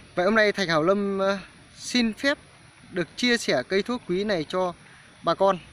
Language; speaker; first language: Vietnamese; native; Vietnamese